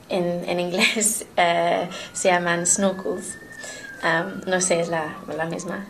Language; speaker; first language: Spanish; non-native, learner; English